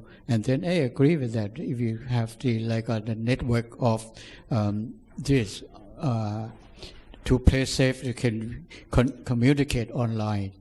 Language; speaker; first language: English; non-native, fluent; Thai